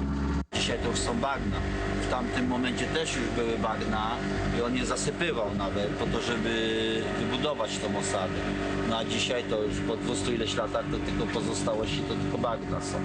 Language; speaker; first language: Polish; native; Polish